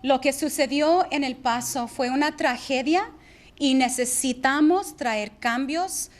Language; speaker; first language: Spanish; early bilingual, other home language; English